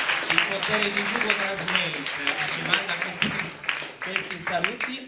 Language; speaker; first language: Italian; native; Italian